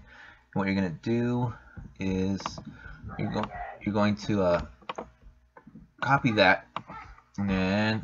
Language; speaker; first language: English; native; English